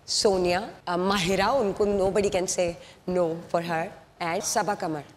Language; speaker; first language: Urdu; native; Urdu